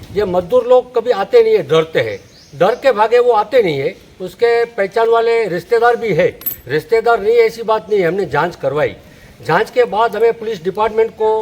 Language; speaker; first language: Hindi; non-native, local second language; Gujarati